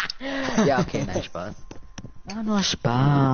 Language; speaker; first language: German; native; German